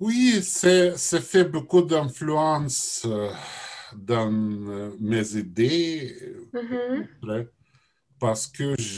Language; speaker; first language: French; non-native, learner; Russian